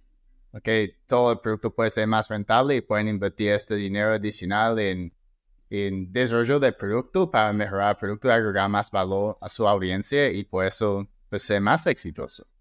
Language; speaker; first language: Spanish; non-native, fluent; English